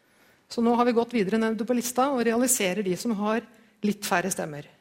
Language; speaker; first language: Norwegian; native; Norwegian